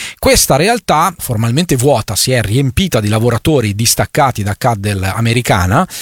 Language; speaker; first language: Italian; native; Italian